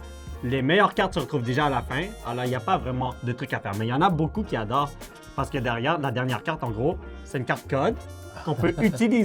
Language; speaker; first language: French; native; French